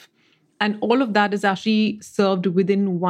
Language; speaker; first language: English; non-native, local second language; Marathi